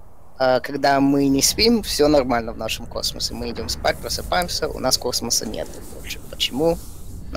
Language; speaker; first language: Russian; early bilingual, heritage; Russian